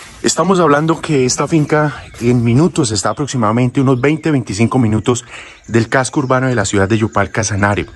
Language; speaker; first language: Spanish; native; Spanish